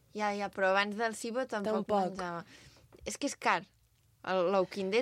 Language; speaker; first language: Catalan; native; Catalan